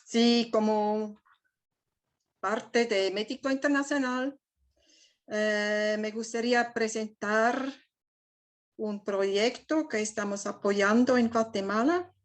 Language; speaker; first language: Spanish; non-native, fluent; German